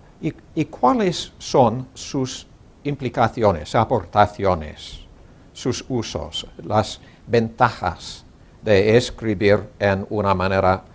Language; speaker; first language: Spanish; non-native, learner; English